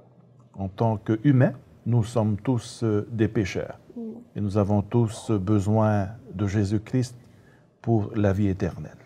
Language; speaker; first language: French; native; French